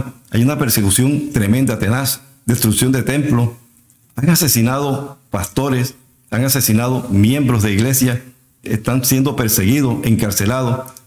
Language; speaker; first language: Spanish; native; Spanish